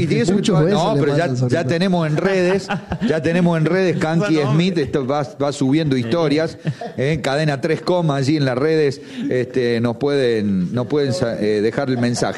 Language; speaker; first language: Spanish; native; Spanish